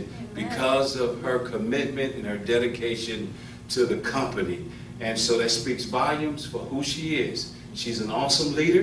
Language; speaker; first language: English; native; English